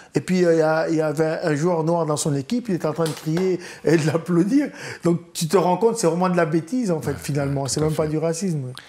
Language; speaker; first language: French; early bilingual, other home language; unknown